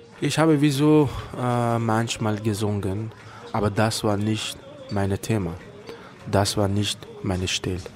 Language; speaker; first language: German; non-native, learner; Persian